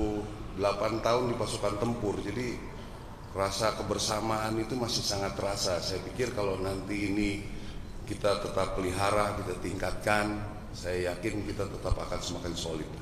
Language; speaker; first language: Indonesian; native; Indonesian